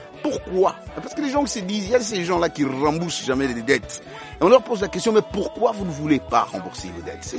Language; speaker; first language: French; non-native, local second language; Lingala